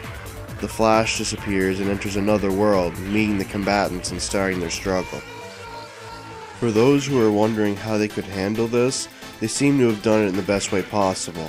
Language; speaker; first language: English; native; English